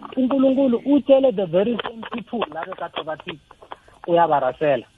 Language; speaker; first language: Zulu; non-native, local second language; South Ndebele